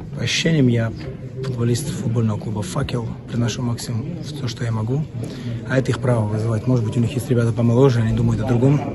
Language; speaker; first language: Russian; early bilingual, other home language; Georgian